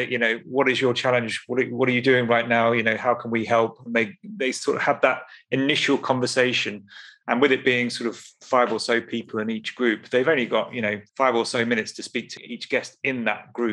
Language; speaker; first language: English; native; English